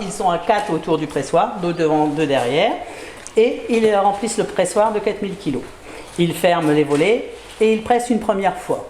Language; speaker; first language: French; native; French